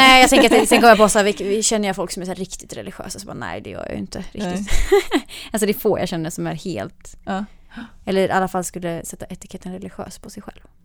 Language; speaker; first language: Swedish; native; Swedish